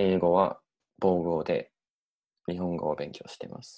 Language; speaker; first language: Japanese; non-native, learner; English